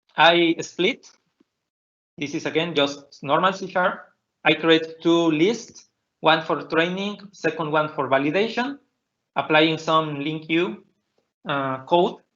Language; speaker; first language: English; non-native, fluent; Spanish